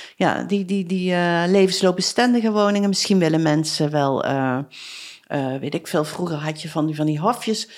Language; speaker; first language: Dutch; native; Dutch